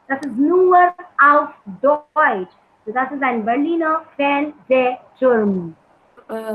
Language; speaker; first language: German; non-native, learner; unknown